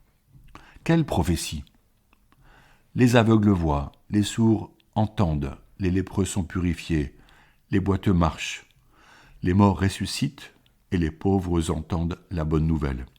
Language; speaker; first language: French; native; French